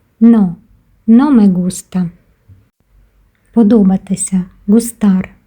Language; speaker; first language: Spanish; non-native, fluent; Ukrainian